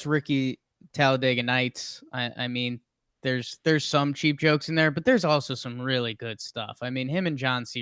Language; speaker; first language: English; native; English